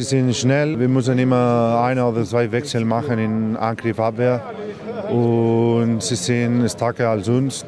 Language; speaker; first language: German; non-native, learner; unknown